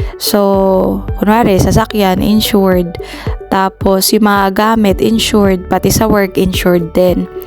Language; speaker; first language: Filipino; native; Filipino